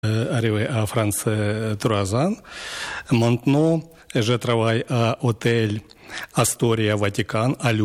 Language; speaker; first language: French; non-native, learner; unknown